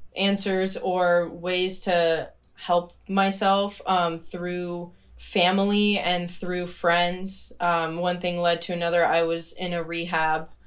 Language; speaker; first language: English; early bilingual, other home language; Ukrainian